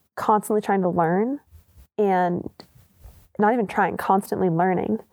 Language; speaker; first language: English; native; English